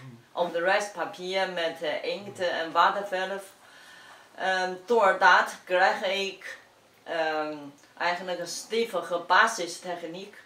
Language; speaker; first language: Dutch; non-native, fluent; Chinese